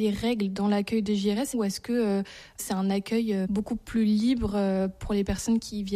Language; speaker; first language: French; native; French